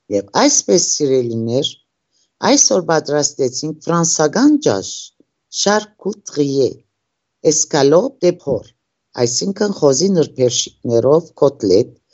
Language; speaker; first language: Armenian; early bilingual, heritage; Armenian